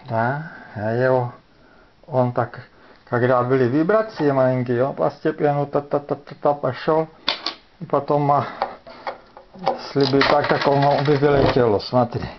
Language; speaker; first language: Russian; non-native, fluent; Czech